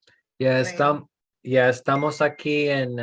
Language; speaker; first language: Spanish; non-native, fluent; English